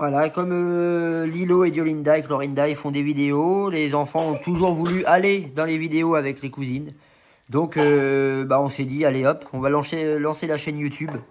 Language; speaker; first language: French; native; French